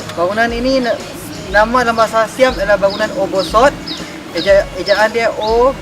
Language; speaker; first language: Malay; non-native, local second language; Thai